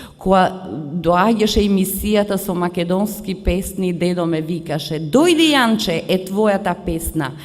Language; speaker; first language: Macedonian; early bilingual, heritage; Macedonian